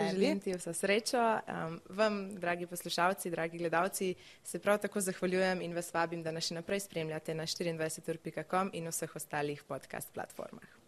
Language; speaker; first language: Slovenian; native; Slovenian